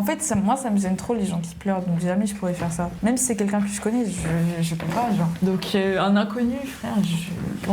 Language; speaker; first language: French; native; French